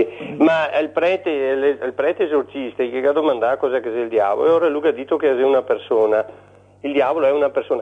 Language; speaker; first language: Italian; native; Italian